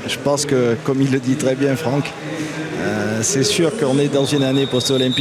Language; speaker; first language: French; native; French